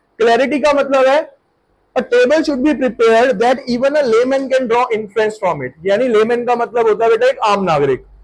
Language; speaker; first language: Hindi; native; Hindi